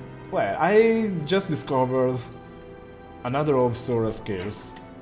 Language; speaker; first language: English; non-native, fluent; Italian